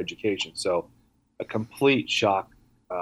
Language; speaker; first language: English; early bilingual, other home language; Italian